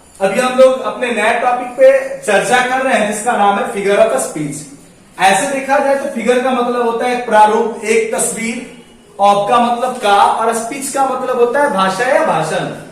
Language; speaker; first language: Hindi; native; Hindi